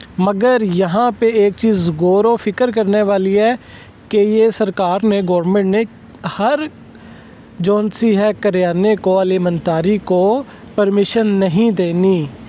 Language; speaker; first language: Urdu; native; Urdu